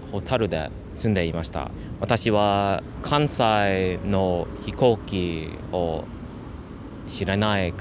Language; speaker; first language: Japanese; non-native, learner; English